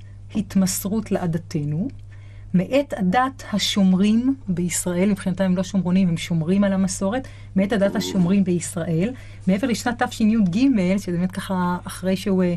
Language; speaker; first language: Hebrew; native; Hebrew